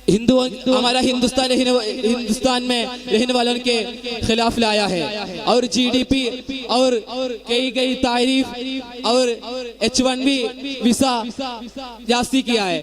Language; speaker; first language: Hindi; non-native, local second language; Malayalam